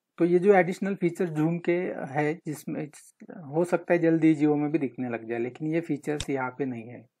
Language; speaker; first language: Hindi; non-native, local second language; Marathi